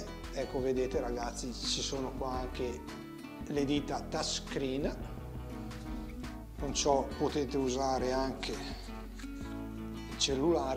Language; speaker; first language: Italian; native; Italian